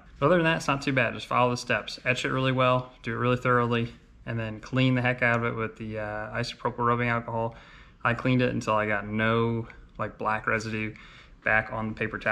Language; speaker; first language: English; native; English